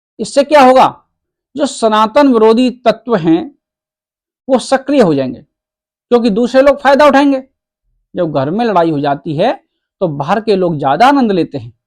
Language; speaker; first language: Hindi; native; Hindi